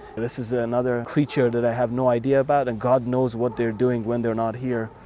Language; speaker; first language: English; non-native, fluent; Persian